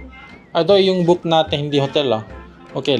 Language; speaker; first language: Filipino; non-native, fluent; Korean